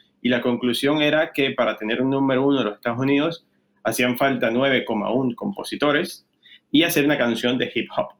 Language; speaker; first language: Spanish; native; Spanish